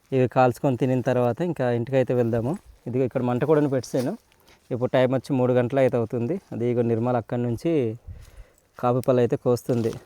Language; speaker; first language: Telugu; non-native, local second language; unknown